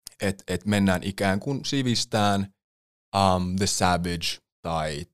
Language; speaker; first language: Finnish; early bilingual, other home language; English